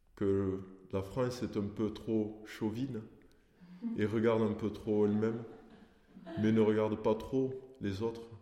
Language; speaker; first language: French; early bilingual, other home language; Portuguese